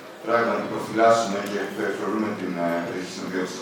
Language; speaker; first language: Greek; native; Greek